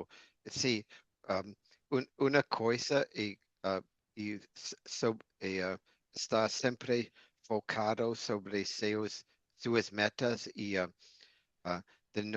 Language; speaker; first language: Portuguese; non-native, learner; English